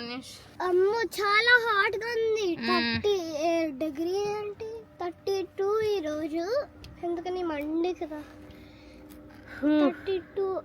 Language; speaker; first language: Telugu; early bilingual, heritage; Telugu